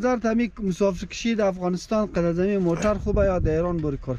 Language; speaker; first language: Persian; native; Persian